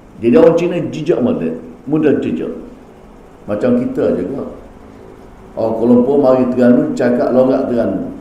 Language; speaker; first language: Malay; native; Malay